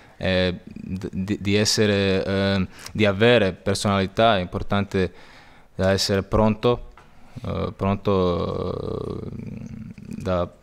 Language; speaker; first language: Italian; non-native, learner; Croatian